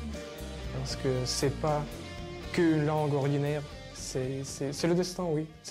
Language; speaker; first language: French; non-native, fluent; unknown